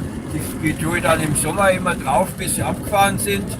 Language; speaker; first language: German; native; German